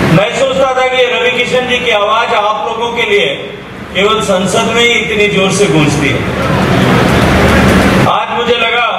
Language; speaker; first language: Hindi; native; Hindi